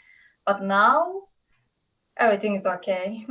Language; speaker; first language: English; non-native, learner; Turkish